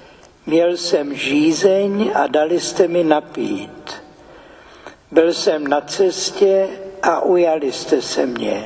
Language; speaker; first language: Czech; native; Czech